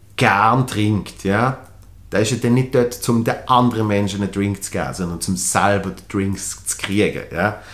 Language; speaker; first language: German; native; German